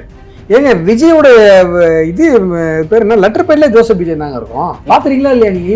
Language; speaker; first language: Tamil; native; Tamil